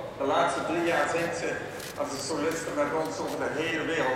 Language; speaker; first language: Dutch; native; Dutch